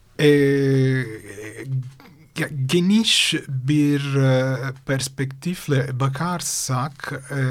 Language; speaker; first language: Turkish; non-native, fluent; Italian